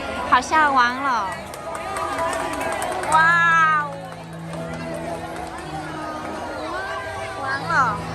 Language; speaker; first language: Chinese; non-native, learner; Vietnamese